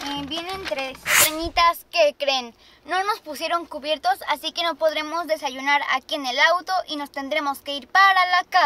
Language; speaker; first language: Spanish; native; Spanish